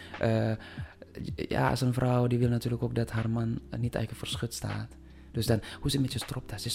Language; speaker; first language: Dutch; non-native, fluent; Indonesian